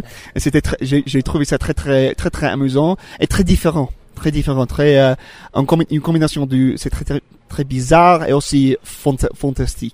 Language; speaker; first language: French; non-native, learner; English